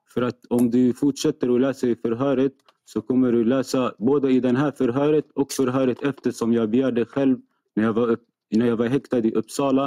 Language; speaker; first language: Swedish; non-native, fluent; Arabic